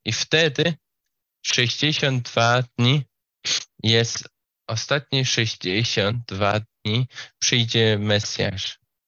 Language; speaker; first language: Polish; non-native, learner; Slovak